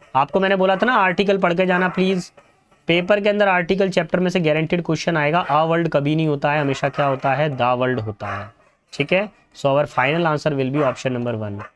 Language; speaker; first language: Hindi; native; Hindi